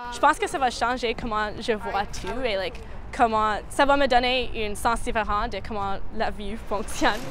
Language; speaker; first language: French; non-native, local second language; English